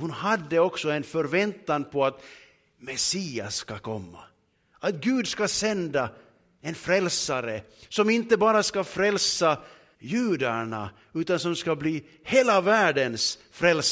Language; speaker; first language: Swedish; native; Swedish